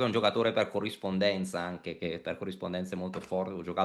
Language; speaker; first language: Italian; native; Italian